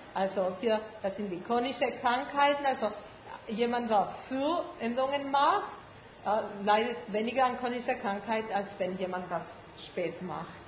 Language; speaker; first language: German; non-native, fluent; Spanish